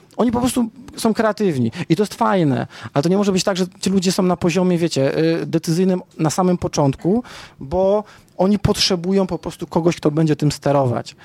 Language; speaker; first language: Polish; native; Polish